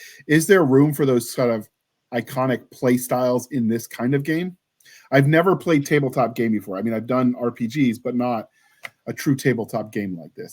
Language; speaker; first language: English; native; English